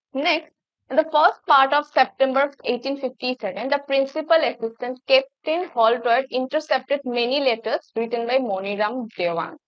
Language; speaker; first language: English; non-native, local second language; Assamese